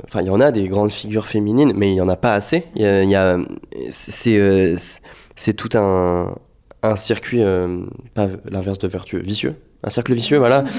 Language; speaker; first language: French; native; French